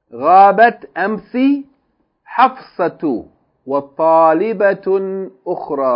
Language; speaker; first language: Arabic; non-native, fluent; English